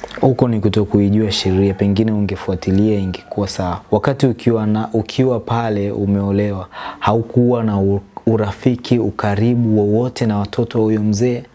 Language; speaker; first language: Swahili; native; Swahili